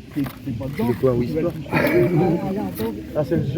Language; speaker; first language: French; native; French